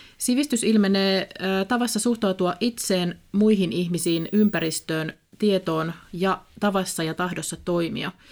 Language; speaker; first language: Finnish; native; Finnish